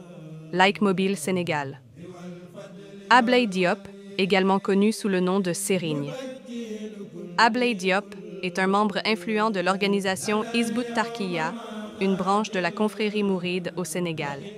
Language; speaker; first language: French; non-native, local second language; Wolof